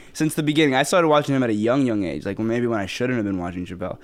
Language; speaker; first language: English; early bilingual, other home language; Spanish